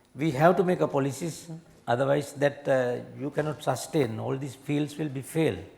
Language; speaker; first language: English; non-native, local second language; Sinhala